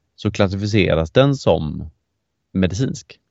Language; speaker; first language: Swedish; native; Swedish